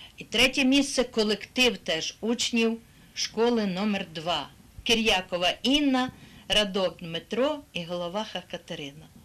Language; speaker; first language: Ukrainian; native; Ukrainian